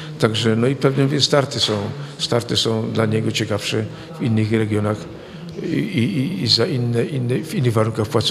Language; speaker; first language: Polish; native; Polish